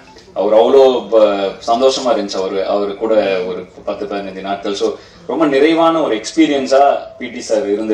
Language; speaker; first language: Tamil; native; Tamil